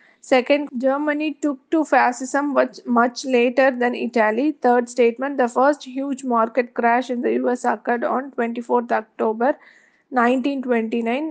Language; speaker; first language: English; non-native, local second language; Tamil